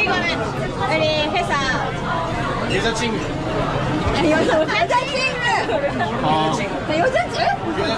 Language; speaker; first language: Korean; non-native, learner; Japanese